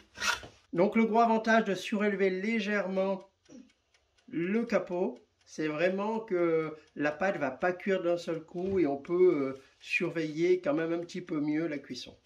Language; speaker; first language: French; native; French